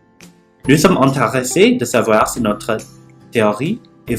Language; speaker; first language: French; non-native, learner; English